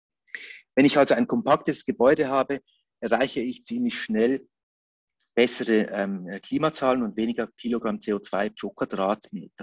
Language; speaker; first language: German; native; German